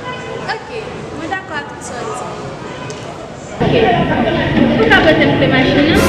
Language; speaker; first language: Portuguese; non-native, learner; Haitian Creole